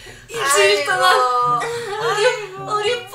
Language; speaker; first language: Korean; non-native, fluent; Russian